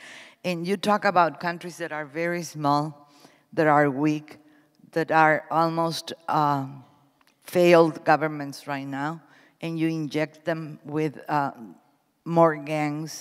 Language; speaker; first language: English; non-native, fluent; Spanish